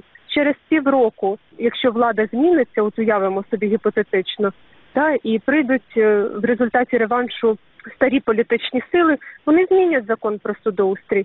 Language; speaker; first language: Ukrainian; native; Ukrainian